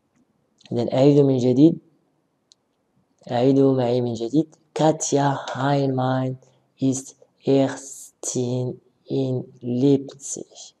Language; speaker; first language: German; non-native, learner; Arabic